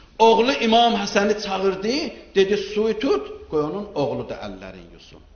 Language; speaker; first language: Azerbaijani; native; Azerbaijani